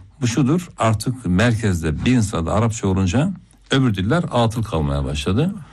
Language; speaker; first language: Turkish; non-native, local second language; Zaza